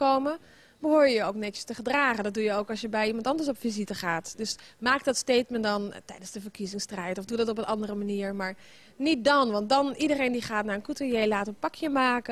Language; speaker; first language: Dutch; native; Dutch